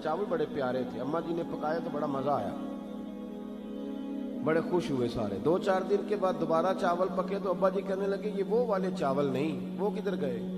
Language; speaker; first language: Urdu; native; Urdu